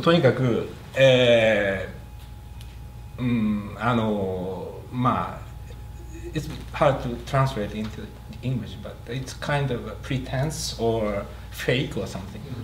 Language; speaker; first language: English; non-native, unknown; Japanese